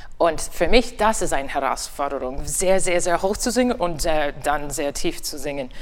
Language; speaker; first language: German; non-native, learner; English